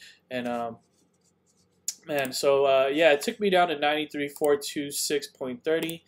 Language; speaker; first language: English; native; English